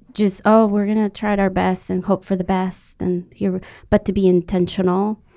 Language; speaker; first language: English; non-native, fluent; Spanish